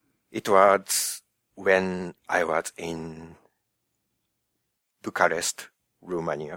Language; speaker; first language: English; non-native, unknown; Japanese